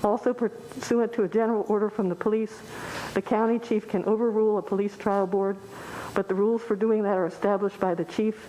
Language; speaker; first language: English; native; English